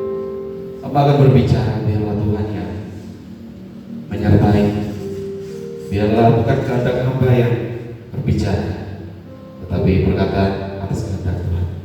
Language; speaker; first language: Indonesian; native; Indonesian